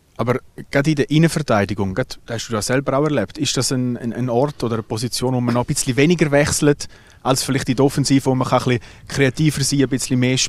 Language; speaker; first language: German; native; German